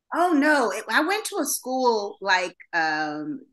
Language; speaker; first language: English; native; English